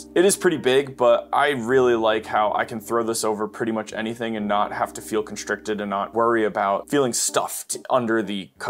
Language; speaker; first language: English; native; English